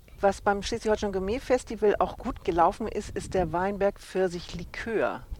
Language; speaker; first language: German; native; German